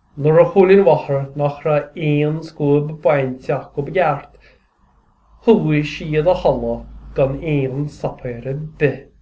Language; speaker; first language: Irish; native; Irish